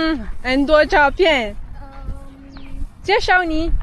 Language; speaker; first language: Chinese; non-native, learner; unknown